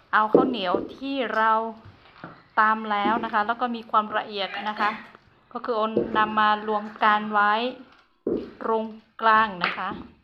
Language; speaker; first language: Thai; non-native, local second language; Hmong